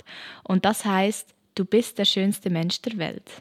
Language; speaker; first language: German; native; German